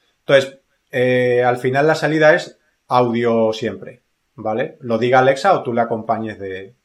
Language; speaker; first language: Spanish; native; Spanish